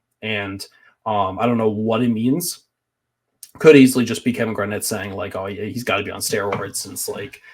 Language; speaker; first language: English; native; English